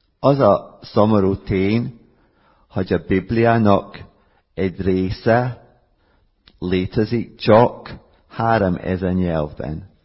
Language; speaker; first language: Hungarian; non-native, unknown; English